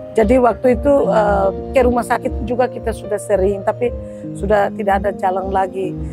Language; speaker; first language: Indonesian; non-native, local second language; Tetum